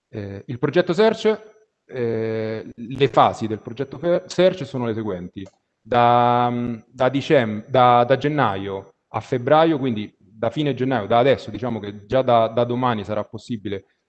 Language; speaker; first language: Italian; native; Italian